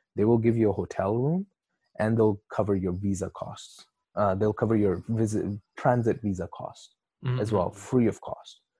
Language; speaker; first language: English; non-native, local second language; Urdu